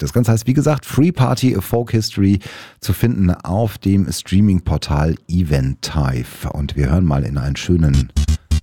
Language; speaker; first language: German; native; German